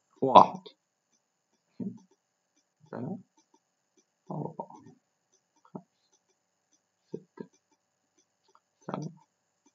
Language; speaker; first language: Arabic; native; Arabic